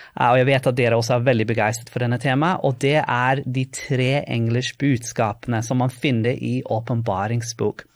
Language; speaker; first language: Norwegian; non-native, fluent; English